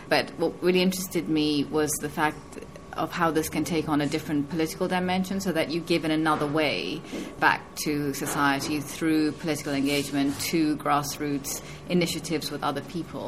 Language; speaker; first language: English; native; English